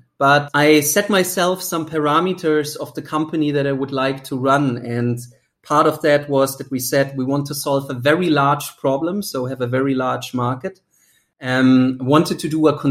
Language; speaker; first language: English; non-native, fluent; German